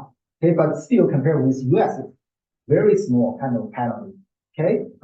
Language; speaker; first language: English; non-native, fluent; Chinese